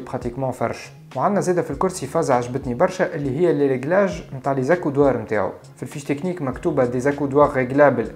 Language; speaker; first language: Arabic; native; Arabic